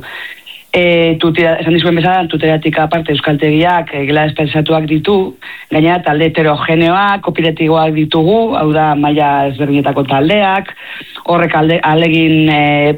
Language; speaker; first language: Basque; native; Basque